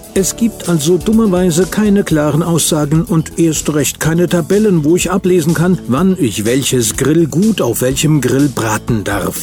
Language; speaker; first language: German; native; German